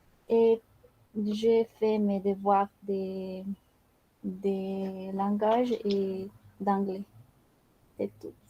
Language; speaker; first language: French; non-native, learner; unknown